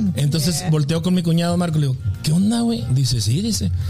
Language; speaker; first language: Spanish; native; Spanish